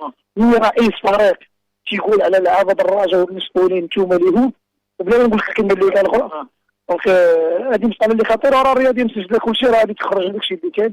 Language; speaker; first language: Arabic; native; Arabic